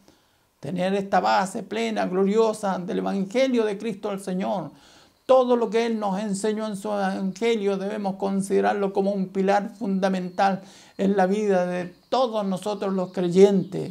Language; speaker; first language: Spanish; native; Spanish